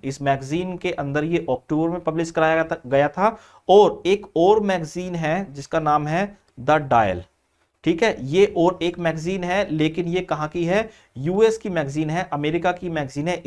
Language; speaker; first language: Hindi; native; Hindi